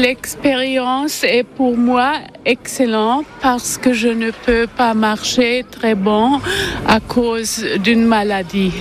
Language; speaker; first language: French; non-native, learner; German